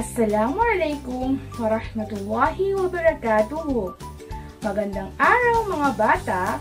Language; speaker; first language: Filipino; non-native, local second language; Maranao